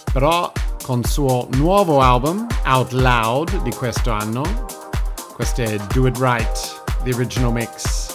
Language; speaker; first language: Italian; non-native, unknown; English